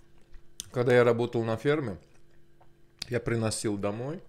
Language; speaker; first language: Russian; non-native, local second language; Azerbaijani